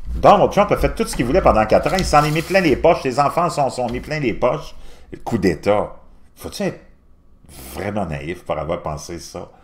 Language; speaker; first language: French; native; French